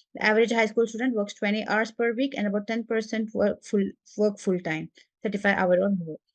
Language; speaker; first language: English; non-native, local second language; Malayalam